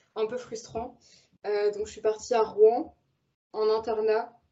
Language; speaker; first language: French; native; French